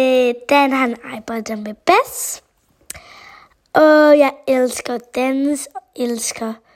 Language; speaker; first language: Danish; early bilingual, other home language; German